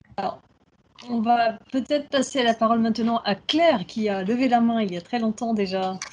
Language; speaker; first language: French; native; French